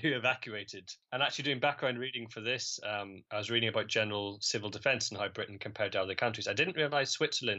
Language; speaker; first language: English; native; English